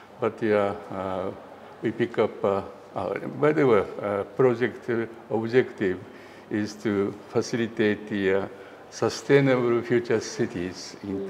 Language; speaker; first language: English; non-native, learner; Japanese